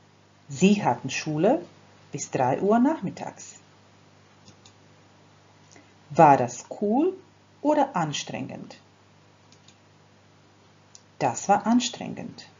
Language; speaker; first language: German; non-native, fluent; Croatian